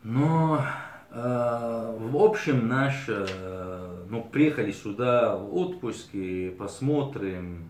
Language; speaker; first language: Russian; early bilingual, heritage; Arabic